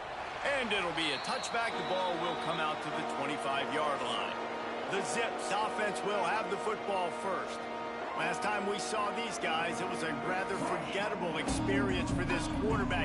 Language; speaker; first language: English; native; English